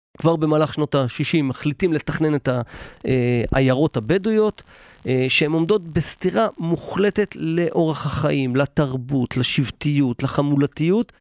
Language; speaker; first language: Hebrew; native; Hebrew